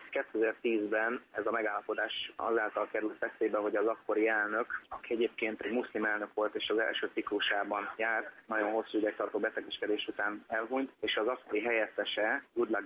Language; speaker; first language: Hungarian; native; Hungarian